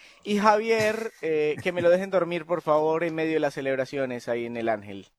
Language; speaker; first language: Spanish; native; Spanish